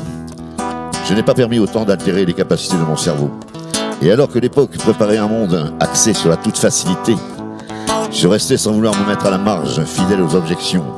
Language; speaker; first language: French; native; French